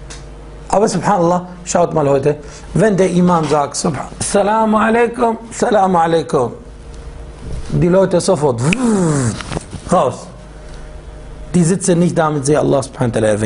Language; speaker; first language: German; non-native, fluent; Arabic